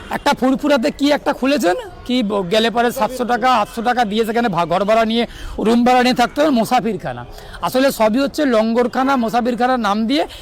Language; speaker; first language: Bangla; native; Bangla